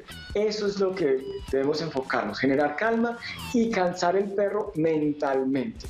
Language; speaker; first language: Spanish; native; Spanish